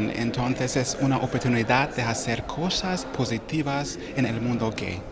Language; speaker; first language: Spanish; non-native, learner; German